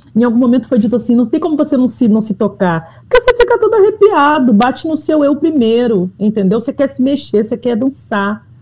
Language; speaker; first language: Portuguese; native; Portuguese